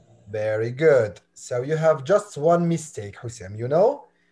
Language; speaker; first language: English; non-native, fluent; Arabic